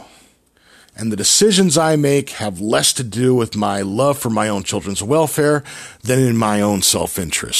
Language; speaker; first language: English; native; English